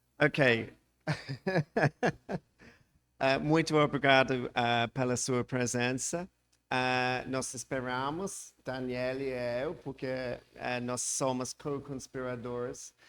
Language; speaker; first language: Portuguese; non-native, learner; English